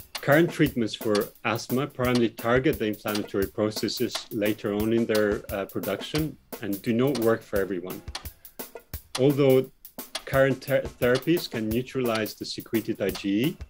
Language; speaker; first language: English; non-native, fluent; Albanian